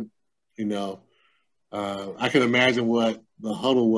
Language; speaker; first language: English; native; English